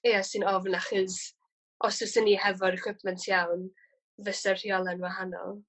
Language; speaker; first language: Welsh; native; Welsh